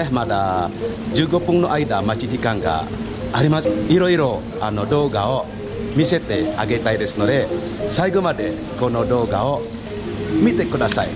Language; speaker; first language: Japanese; non-native, fluent; Indonesian